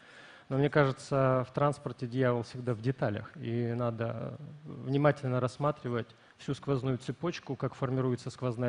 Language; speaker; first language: Russian; native; Russian